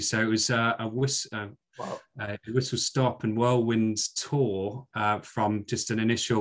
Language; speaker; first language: English; native; English